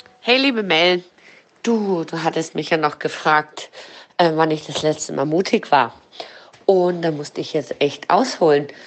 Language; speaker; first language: German; early bilingual, heritage; German